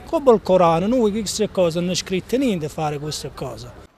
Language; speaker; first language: Italian; non-native, learner; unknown